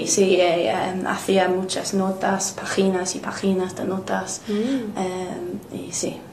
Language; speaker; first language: Spanish; non-native, learner; English